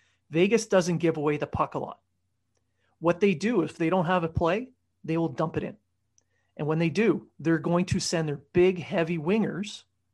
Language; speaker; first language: English; native; English